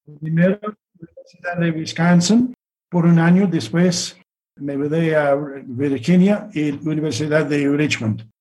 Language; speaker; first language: Spanish; non-native, fluent; English